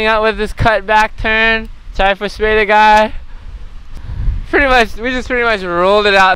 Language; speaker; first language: English; native; English